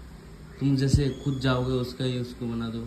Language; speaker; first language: Hindi; native; Hindi